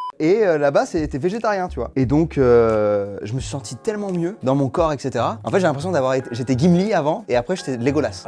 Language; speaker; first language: French; early bilingual, other home language; Persian